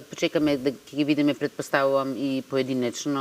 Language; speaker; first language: Macedonian; native; Macedonian